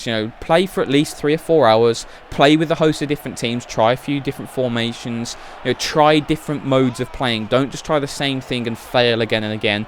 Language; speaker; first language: English; native; English